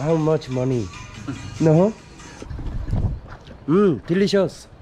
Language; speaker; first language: English; non-native, learner; Korean